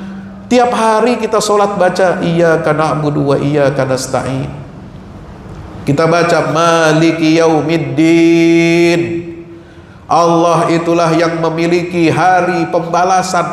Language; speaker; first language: Indonesian; native; Indonesian